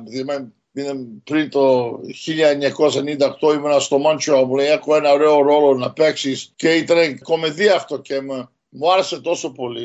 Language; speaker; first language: Greek; early bilingual, heritage; Greek